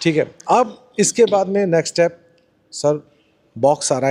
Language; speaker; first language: Hindi; native; Hindi